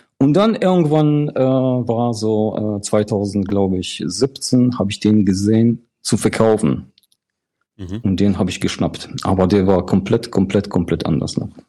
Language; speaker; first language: German; non-native, fluent; Polish